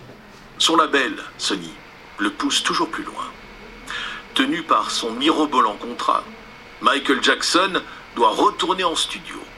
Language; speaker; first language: French; native; French